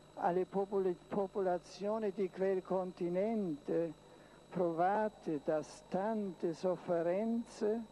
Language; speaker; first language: Italian; non-native, fluent; German